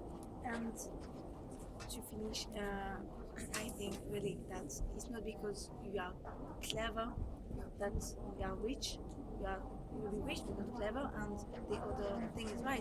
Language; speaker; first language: English; non-native, fluent; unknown